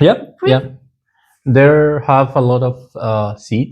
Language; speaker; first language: English; non-native, learner; Spanish